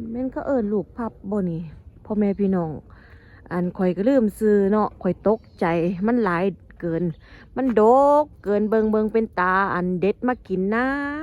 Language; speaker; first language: Thai; native; Thai